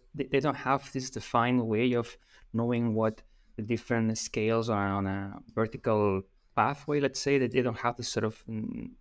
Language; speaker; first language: English; non-native, fluent; Spanish